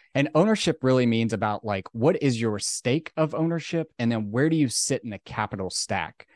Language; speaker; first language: English; native; English